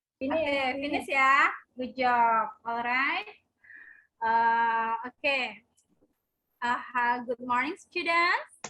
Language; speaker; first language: English; non-native, learner; Indonesian